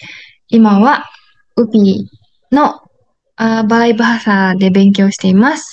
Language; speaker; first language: Japanese; native; Japanese